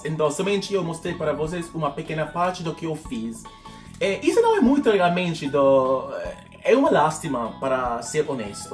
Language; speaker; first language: Portuguese; non-native, fluent; English